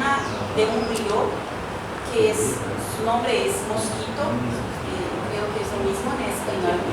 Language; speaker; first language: Spanish; non-native, fluent; Portuguese